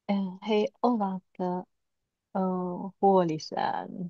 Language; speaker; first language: Finnish; non-native, learner; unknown